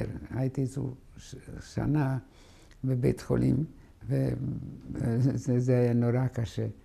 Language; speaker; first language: Hebrew; non-native, fluent; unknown